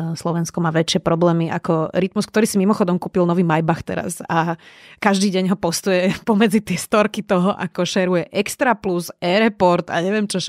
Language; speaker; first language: Slovak; native; Slovak